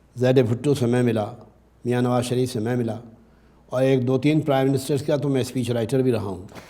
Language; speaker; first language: Urdu; native; Urdu